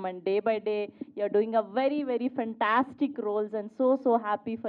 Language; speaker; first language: Telugu; native; Telugu